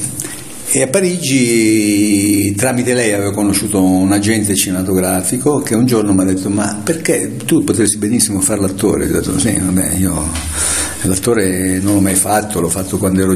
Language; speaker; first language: Italian; native; Italian